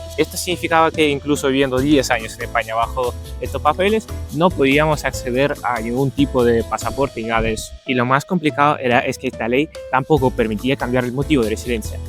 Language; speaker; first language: Spanish; non-native, fluent; Ukrainian